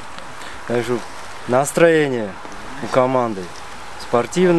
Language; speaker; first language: Russian; non-native, local second language; Tajik